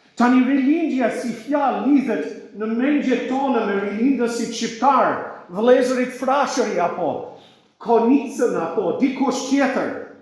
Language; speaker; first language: Albanian; non-native, fluent; English